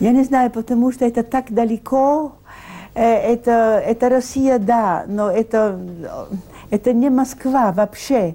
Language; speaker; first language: Russian; non-native, learner; Italian